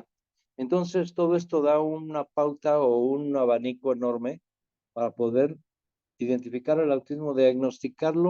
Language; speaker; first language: Spanish; native; Spanish